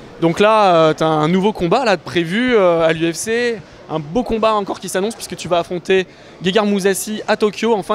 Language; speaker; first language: French; native; French